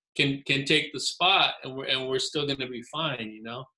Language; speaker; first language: English; native; English